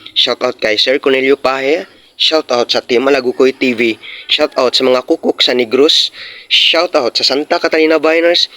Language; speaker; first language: Filipino; non-native, local second language; Cebuano